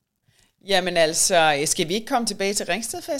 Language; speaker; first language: Danish; native; Danish